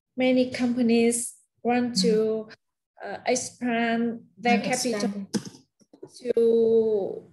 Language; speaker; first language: English; non-native, learner; Vietnamese